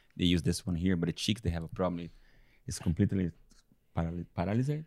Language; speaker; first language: English; non-native, learner; Portuguese